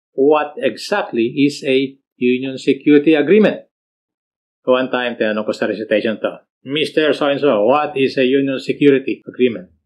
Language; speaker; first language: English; non-native, local second language; Filipino